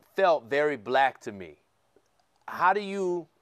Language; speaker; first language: English; native; English